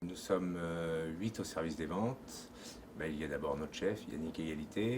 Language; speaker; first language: French; native; French